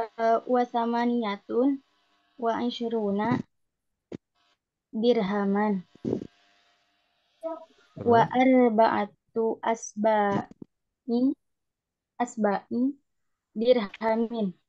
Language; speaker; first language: Arabic; non-native, learner; Indonesian